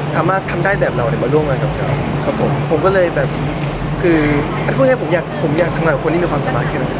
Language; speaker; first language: Thai; native; Thai